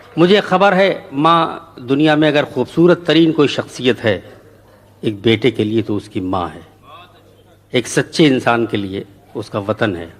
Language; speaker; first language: Urdu; native; Urdu